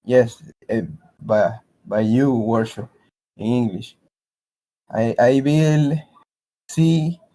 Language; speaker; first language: English; non-native, learner; Spanish